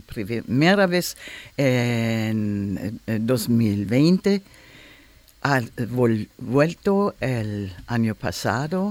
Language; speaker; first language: Spanish; non-native, learner; German